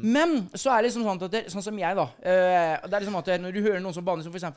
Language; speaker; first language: Norwegian; native; Norwegian